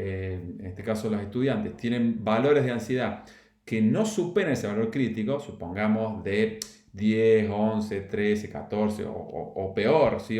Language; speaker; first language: Spanish; native; Spanish